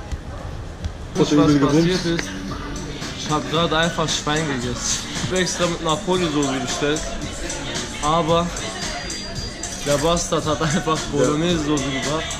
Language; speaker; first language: German; early bilingual, other home language; Turkish